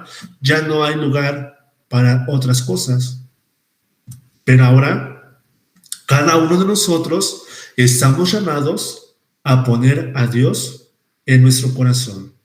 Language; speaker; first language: Spanish; native; Spanish